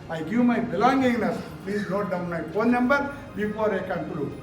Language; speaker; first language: English; non-native, local second language; Telugu